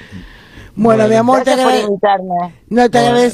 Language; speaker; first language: Spanish; native; Spanish